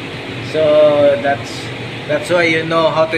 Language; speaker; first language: English; non-native, learner; Filipino